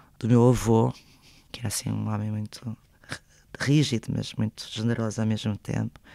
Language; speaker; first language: Portuguese; early bilingual, other home language; Spanish